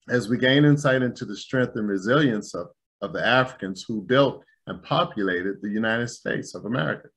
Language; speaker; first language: English; native; English